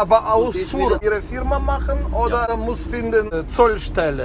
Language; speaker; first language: German; non-native, learner; Ukrainian